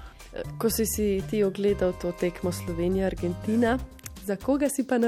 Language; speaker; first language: Slovenian; native; Slovenian